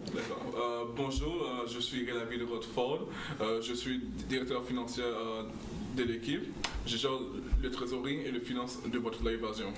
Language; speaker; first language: French; non-native, local second language; English